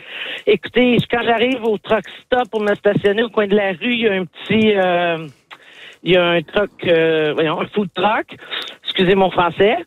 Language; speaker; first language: French; native; French